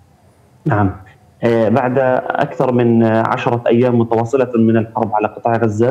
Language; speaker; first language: Arabic; native; Arabic